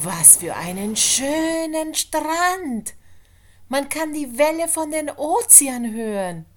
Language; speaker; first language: German; non-native, fluent; Spanish